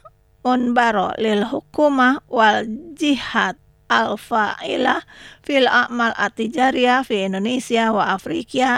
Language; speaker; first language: Arabic; non-native, learner; Indonesian